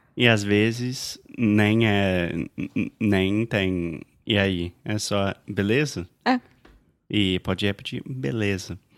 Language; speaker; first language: Portuguese; non-native, fluent; English